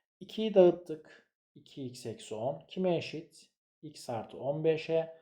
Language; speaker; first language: Turkish; native; Turkish